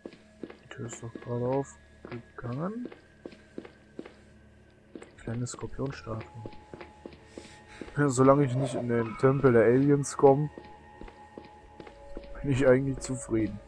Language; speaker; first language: German; native; German